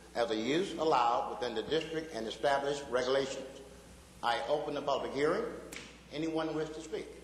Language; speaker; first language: English; native; English